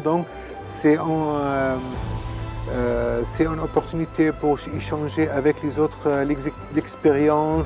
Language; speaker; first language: French; non-native, fluent; Arabic